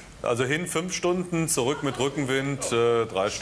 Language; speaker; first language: German; native; German